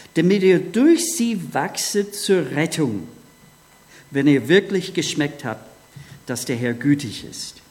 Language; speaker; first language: German; non-native, fluent; English